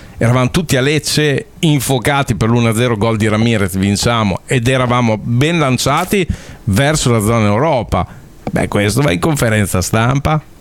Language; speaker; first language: Italian; native; Italian